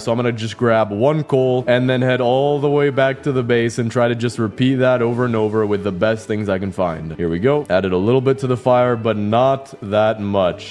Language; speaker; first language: English; native; English